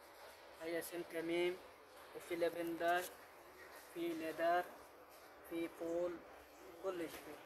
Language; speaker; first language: Arabic; non-native, learner; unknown